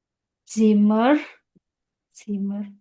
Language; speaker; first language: German; non-native, learner; Indonesian